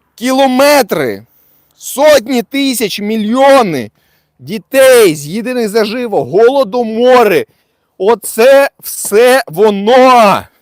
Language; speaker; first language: Ukrainian; non-native, local second language; Russian